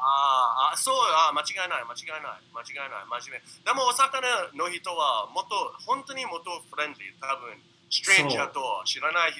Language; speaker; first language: Japanese; non-native, learner; English